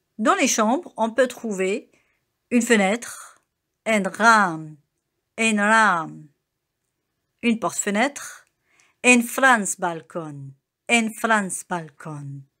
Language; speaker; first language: French; native; French